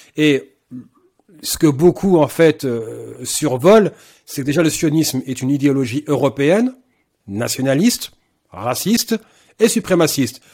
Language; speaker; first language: French; native; French